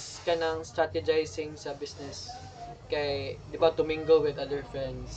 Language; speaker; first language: English; non-native, local second language; Cebuano